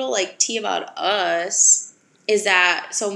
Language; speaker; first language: English; native; English